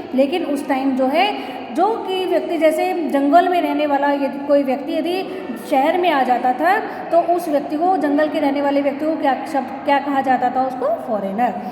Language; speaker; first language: Hindi; native; Hindi